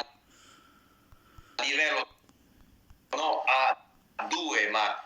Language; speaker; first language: Italian; non-native, learner; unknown